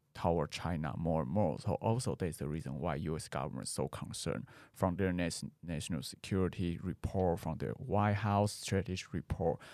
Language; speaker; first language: English; non-native, fluent; Chinese